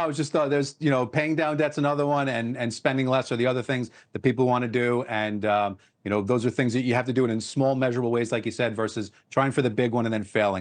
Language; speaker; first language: English; native; English